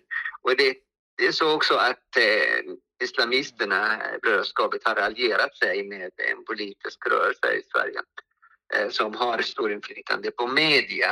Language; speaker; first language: Swedish; non-native, fluent; Arabic